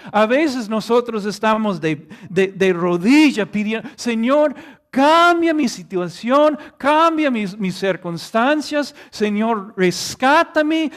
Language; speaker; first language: Spanish; non-native, fluent; English